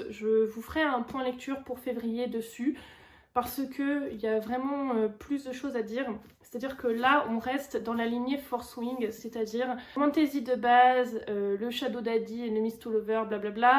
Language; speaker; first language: French; native; French